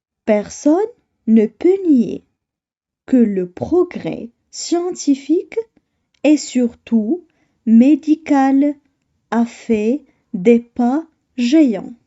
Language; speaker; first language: French; non-native, local second language; Arabic